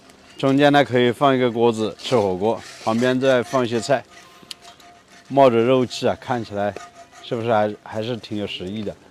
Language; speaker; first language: Chinese; native; Chinese